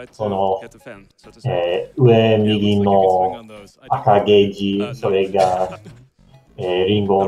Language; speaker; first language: Japanese; non-native, learner; English